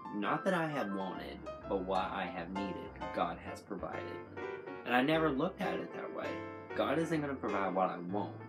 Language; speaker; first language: English; native; English